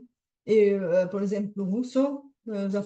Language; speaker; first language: Portuguese; non-native, fluent; Bulgarian